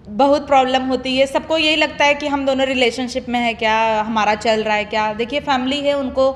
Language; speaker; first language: Hindi; non-native, local second language; Awadhi